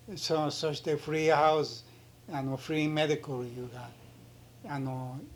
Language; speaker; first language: Japanese; early bilingual, heritage; Japanese